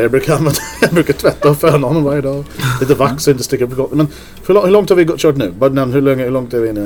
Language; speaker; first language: Swedish; native; Swedish